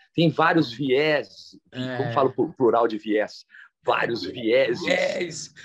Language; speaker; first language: Portuguese; native; Portuguese